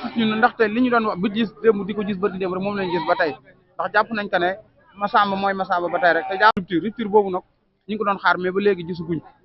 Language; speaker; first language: Wolof; native; Wolof